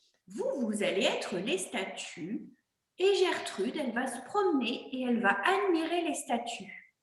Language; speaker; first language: French; native; French